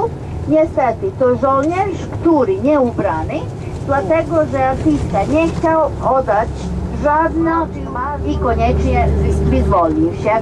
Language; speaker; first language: Polish; non-native, learner; Serbian